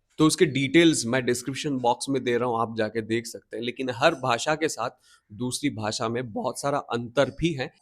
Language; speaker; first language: Hindi; non-native, local second language; Bangla